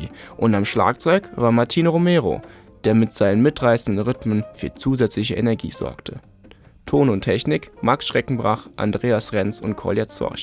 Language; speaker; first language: German; native; German